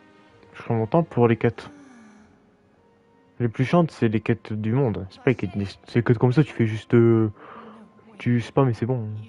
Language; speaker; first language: French; native; French